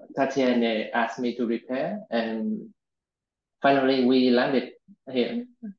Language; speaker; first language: English; non-native, fluent; Vietnamese